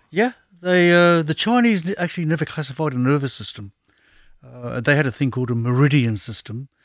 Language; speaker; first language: English; native; English